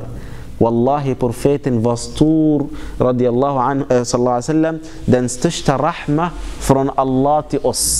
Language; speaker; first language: Swedish; non-native, fluent; Arabic